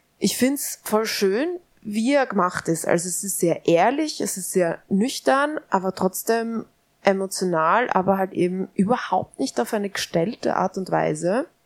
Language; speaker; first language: German; native; German